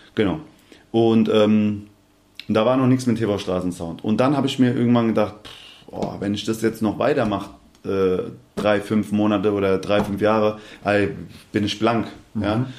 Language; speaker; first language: German; native; German